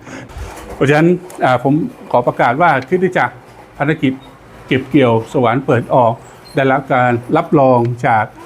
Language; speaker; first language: Thai; native; Thai